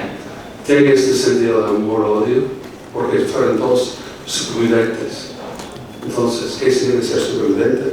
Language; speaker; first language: Spanish; non-native, fluent; English